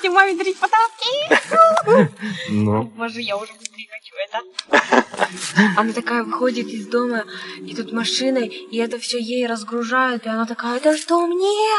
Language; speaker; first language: Russian; native; Russian